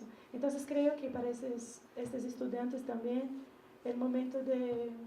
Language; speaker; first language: Spanish; non-native, learner; Portuguese